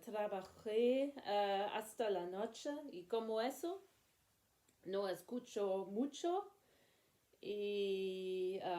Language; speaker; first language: Spanish; non-native, learner; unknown